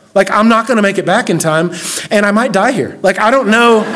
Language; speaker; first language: English; native; English